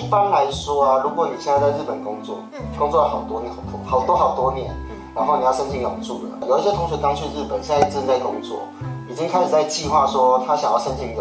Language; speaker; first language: Chinese; native; Chinese